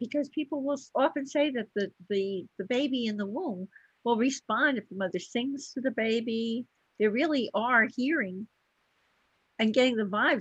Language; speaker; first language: English; native; English